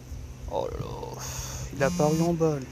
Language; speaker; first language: French; native; French